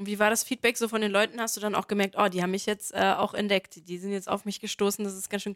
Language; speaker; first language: German; native; German